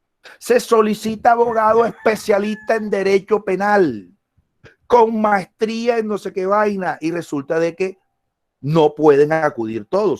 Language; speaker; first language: Spanish; native; Spanish